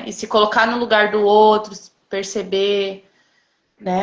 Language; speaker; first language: Portuguese; native; Portuguese